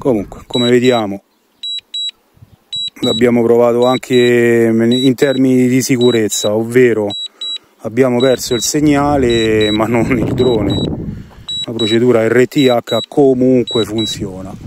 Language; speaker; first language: Italian; native; Italian